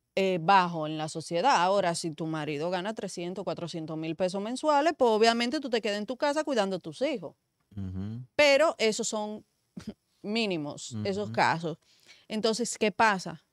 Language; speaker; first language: Spanish; native; Spanish